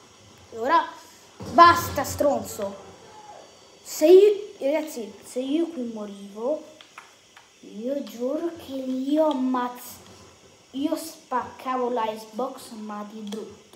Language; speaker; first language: Italian; native; Italian